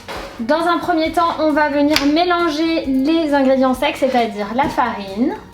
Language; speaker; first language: French; native; French